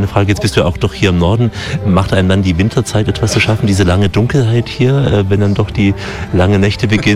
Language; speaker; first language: German; native; German